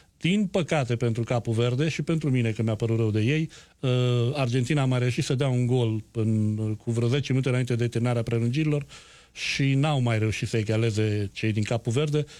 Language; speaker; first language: Romanian; native; Romanian